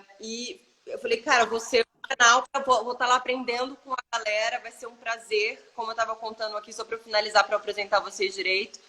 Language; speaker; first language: Portuguese; native; Portuguese